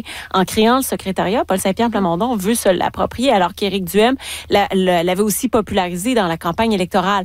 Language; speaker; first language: French; native; French